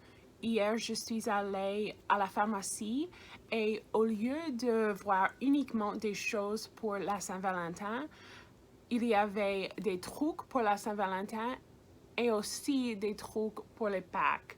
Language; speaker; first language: French; non-native, fluent; English